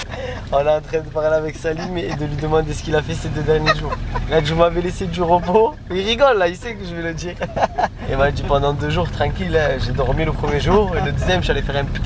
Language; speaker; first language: French; native; French